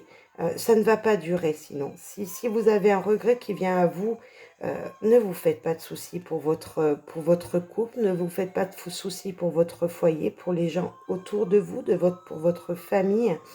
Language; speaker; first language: French; native; French